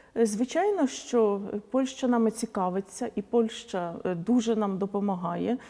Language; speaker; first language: Ukrainian; non-native, local second language; Polish